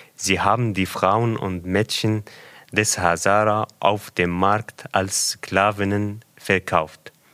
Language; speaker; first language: German; non-native, fluent; Persian